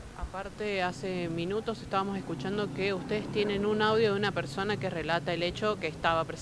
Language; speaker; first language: Spanish; native; Spanish